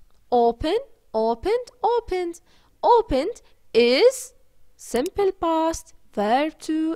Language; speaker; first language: English; non-native, fluent; Arabic